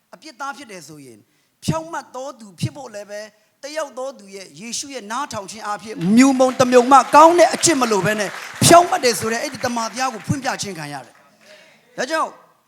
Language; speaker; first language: Burmese; non-native, local second language; Kachin